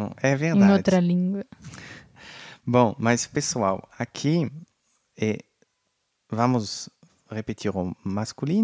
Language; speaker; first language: Portuguese; non-native, fluent; French